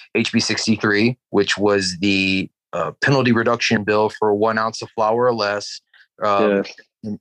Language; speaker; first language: English; native; English